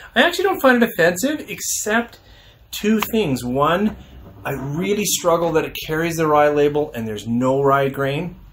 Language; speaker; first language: English; native; English